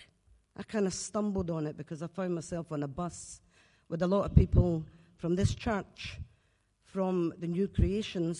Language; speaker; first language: English; native; English